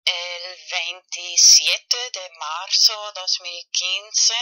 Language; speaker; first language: Spanish; non-native, learner; German